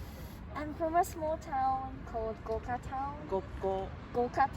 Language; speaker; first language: English; non-native, fluent; Japanese